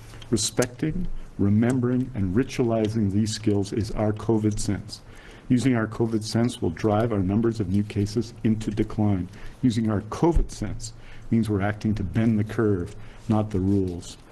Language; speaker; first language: English; native; English